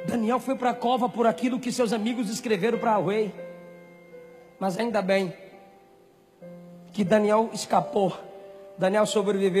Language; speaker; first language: Portuguese; native; Portuguese